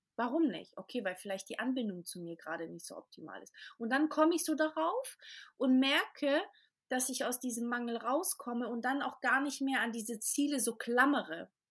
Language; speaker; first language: German; early bilingual, other home language; Portuguese